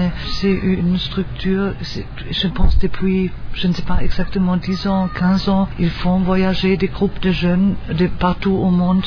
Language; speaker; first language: French; non-native, fluent; German